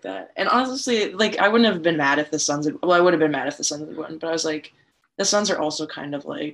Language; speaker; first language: English; native; English